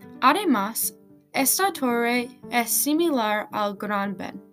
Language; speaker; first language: Spanish; non-native, learner; English